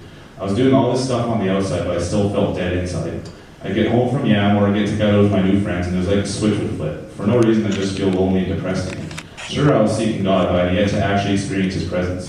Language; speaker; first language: English; native; English